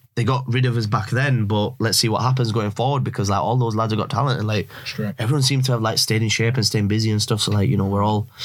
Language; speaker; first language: English; early bilingual, other home language; Urdu